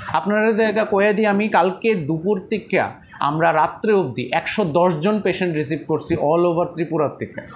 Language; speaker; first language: Bangla; native; Bangla